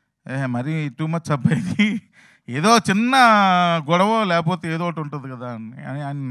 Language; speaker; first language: Telugu; native; Telugu